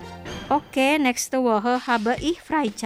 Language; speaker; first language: German; non-native, fluent; Indonesian